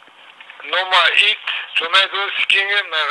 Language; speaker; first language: Danish; non-native, learner; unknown